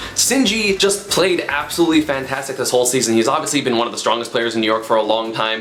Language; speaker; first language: English; native; English